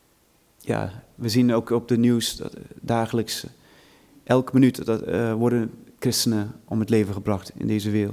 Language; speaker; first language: Dutch; non-native, fluent; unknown